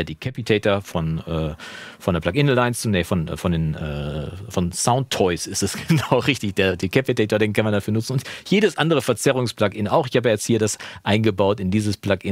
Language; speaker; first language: German; native; German